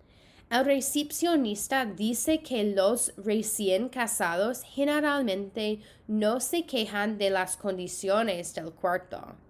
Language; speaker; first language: Spanish; non-native, fluent; English